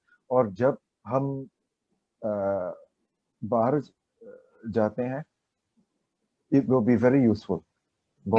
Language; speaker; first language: Hindi; non-native, learner; Chinese